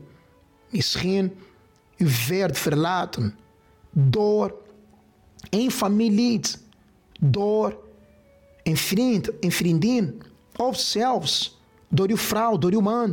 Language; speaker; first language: Dutch; non-native, fluent; Portuguese